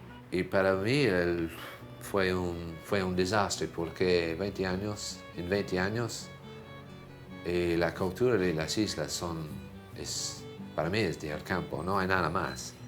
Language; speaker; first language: Spanish; non-native, fluent; English